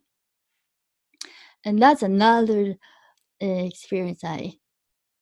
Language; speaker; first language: English; early bilingual, other home language; Japanese